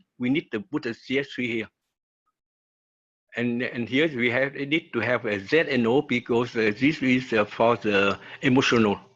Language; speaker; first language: English; non-native, learner; Vietnamese